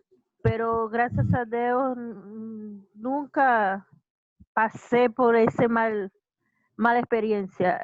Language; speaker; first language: Portuguese; non-native, learner; Spanish